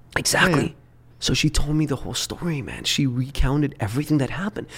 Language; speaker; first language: English; early bilingual, other home language; Arabic